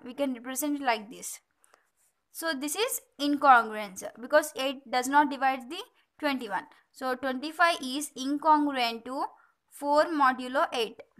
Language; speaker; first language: English; non-native, local second language; Telugu